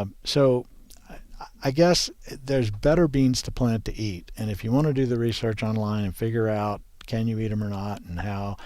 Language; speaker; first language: English; native; English